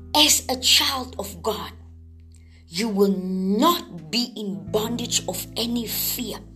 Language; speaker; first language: English; non-native, local second language; Afrikaans